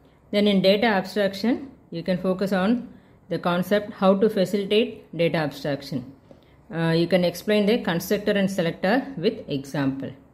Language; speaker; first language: English; non-native, local second language; Tamil